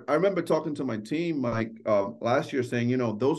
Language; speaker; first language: English; native; English